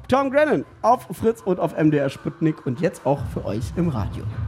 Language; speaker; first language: German; native; German